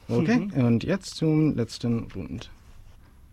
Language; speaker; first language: German; non-native, learner; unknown